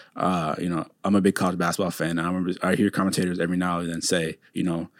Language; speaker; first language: English; native; English